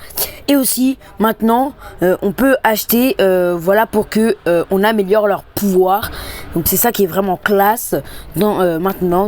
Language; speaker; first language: French; native; French